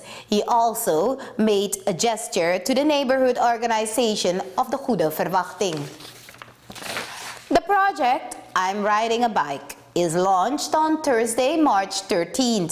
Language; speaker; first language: English; non-native, fluent; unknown